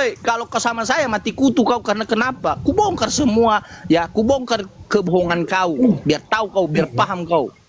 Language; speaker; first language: Indonesian; non-native, local second language; Nias